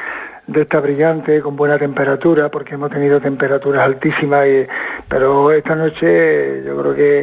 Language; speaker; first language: Spanish; native; Spanish